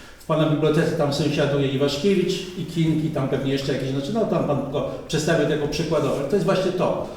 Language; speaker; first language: Polish; native; Polish